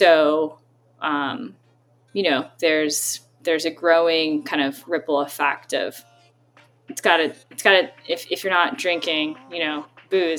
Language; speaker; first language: English; native; English